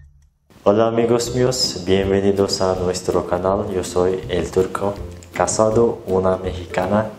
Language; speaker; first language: Spanish; non-native, learner; Turkish